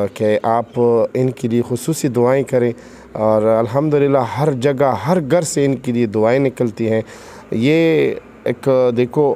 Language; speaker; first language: Urdu; non-native, local second language; Pashto